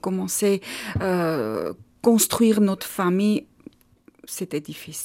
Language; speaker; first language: French; non-native, learner; Armenian